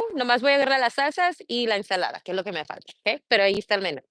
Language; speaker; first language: Spanish; early bilingual, heritage; Spanish